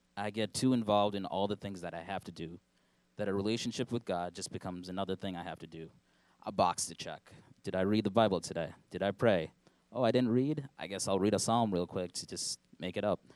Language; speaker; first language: English; early bilingual, other home language; Hindi